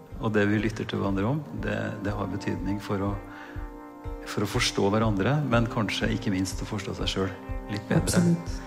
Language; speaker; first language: Norwegian; native; Norwegian